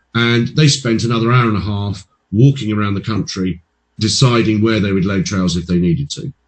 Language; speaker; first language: English; native; English